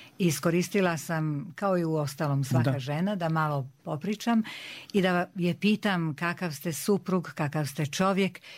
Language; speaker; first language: Serbian; native; Serbian